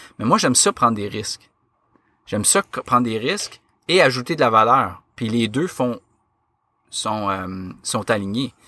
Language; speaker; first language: French; native; French